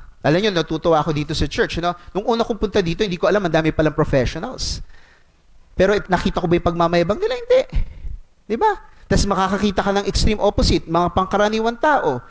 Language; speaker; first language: Filipino; non-native, local second language; Cebuano